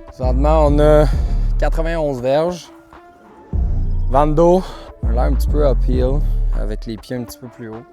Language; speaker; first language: French; native; French